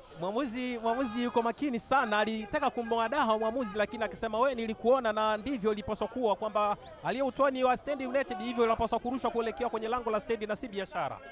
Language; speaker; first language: Swahili; native; Swahili